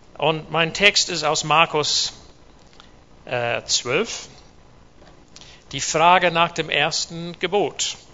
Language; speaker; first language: German; non-native, fluent; English